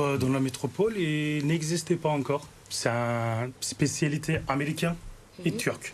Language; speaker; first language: French; non-native, learner; Turkish